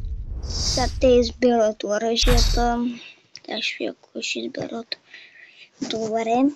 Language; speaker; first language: Bulgarian; native; Bulgarian